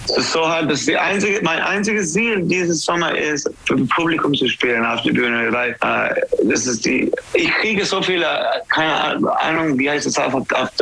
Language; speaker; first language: German; non-native, fluent; English